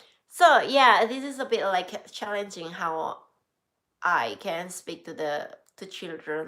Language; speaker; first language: English; non-native, learner; Indonesian